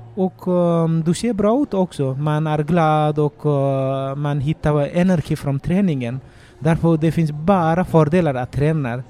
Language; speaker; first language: Swedish; non-native, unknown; Nepali